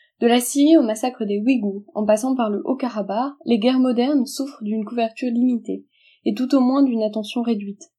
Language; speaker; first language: French; native; French